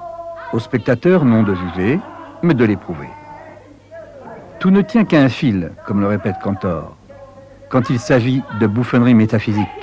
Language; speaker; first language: French; native; French